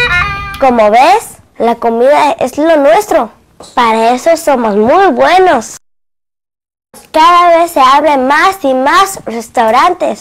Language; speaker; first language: Spanish; early bilingual, other home language; Cantonese